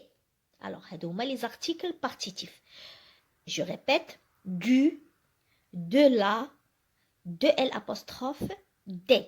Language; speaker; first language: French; non-native, local second language; Arabic